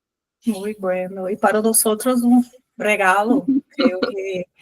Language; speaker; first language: Spanish; non-native, learner; Portuguese